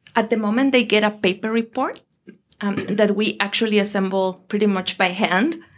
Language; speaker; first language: English; non-native, fluent; Spanish